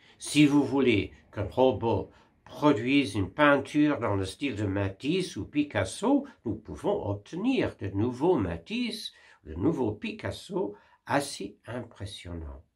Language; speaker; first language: French; non-native, fluent; English